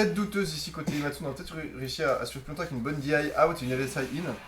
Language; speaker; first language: French; native; French